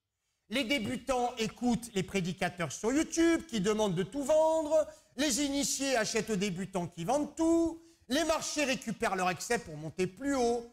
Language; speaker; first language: French; native; French